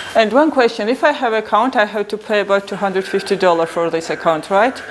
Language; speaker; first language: English; non-native, learner; Georgian